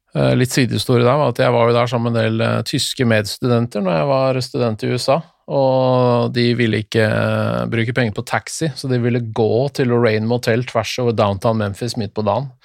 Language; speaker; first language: Norwegian; native; Norwegian